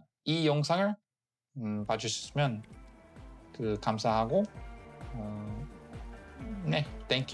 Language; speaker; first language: Korean; non-native, fluent; English